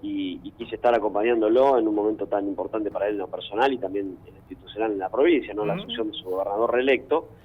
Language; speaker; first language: Spanish; native; Spanish